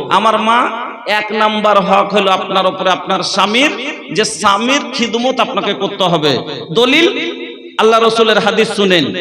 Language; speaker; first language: Bangla; non-native, local second language; Bhojpuri